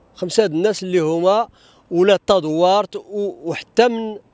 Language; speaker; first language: Arabic; native; Arabic